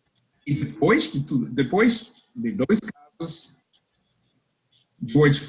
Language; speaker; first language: Portuguese; non-native, fluent; English